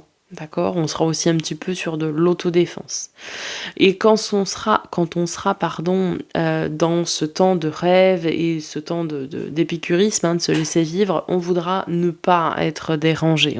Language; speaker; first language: French; native; French